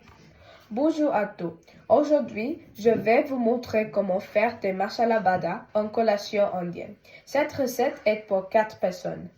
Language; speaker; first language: French; non-native, learner; Tamil